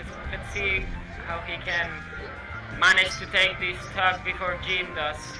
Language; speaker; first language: English; non-native, local second language; Spanish